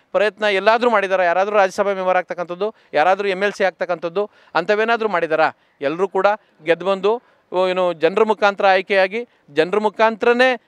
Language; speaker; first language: Kannada; native; Kannada